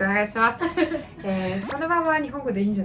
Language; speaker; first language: Japanese; non-native, fluent; Russian